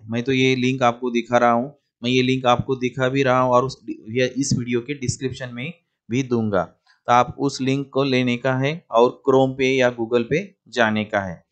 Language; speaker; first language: Hindi; non-native, local second language; Marathi